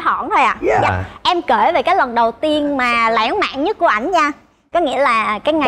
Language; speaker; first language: Vietnamese; native; Vietnamese